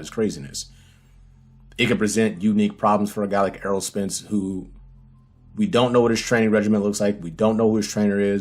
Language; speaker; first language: English; native; English